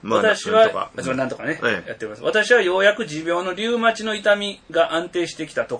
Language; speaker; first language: Japanese; native; Japanese